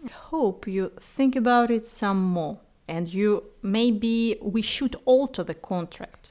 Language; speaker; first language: English; non-native, fluent; Russian